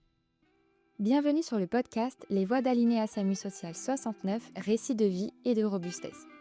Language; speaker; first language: French; native; French